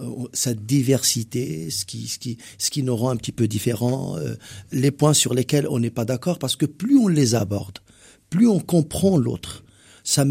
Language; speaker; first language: French; non-native, local second language; Arabic